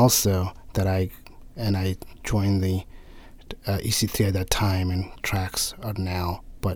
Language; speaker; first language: English; non-native, local second language; Nepali